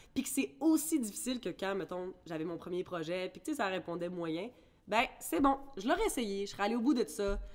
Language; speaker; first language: French; early bilingual, other home language; English